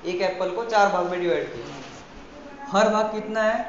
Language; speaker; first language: Hindi; non-native, local second language; Marathi